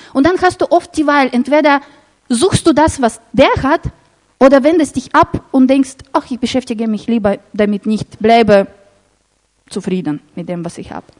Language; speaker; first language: German; non-native, fluent; Russian